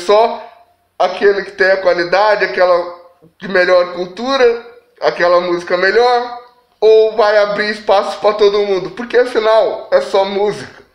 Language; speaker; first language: Portuguese; native; Portuguese